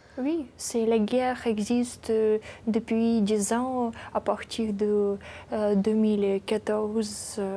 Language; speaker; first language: French; non-native, learner; Ukrainian